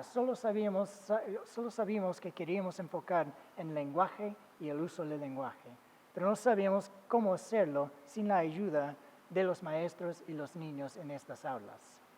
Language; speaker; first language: Spanish; non-native, fluent; English